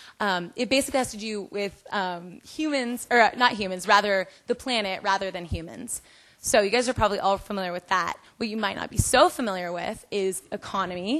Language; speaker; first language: English; native; English